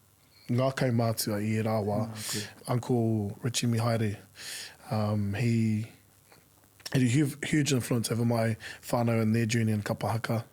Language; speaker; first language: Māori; non-native, local second language; English